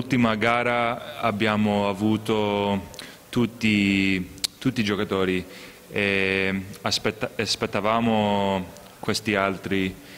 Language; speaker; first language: Italian; non-native, fluent; English